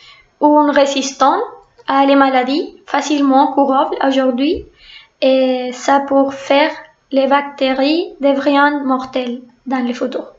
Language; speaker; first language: French; non-native, fluent; Spanish